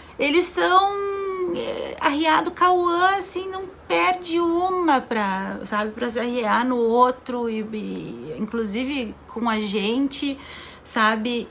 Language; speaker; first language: Portuguese; native; Portuguese